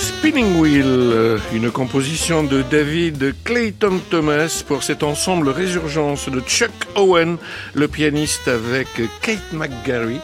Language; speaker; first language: French; native; French